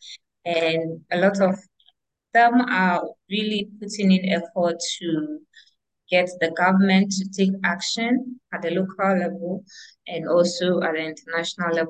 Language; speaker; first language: English; non-native, local second language; Ewe